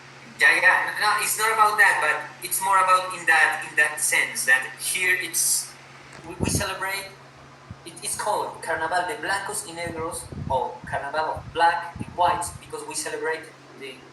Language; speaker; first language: English; non-native, fluent; Spanish